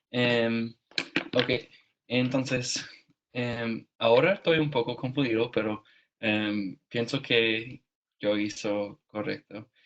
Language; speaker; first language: Spanish; non-native, learner; English